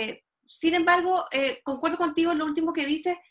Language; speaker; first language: Spanish; native; Spanish